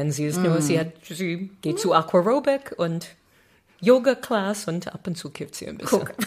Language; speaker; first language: German; non-native, fluent; English